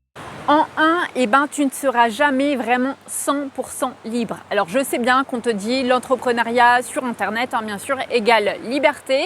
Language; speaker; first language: French; native; French